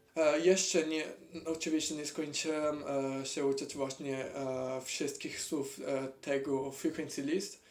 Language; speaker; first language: Polish; non-native, learner; Italian